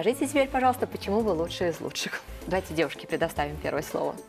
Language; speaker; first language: Russian; native; Russian